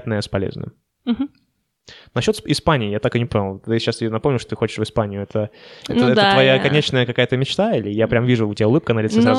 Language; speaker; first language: Russian; native; Russian